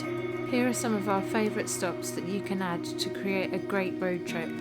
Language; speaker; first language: English; native; English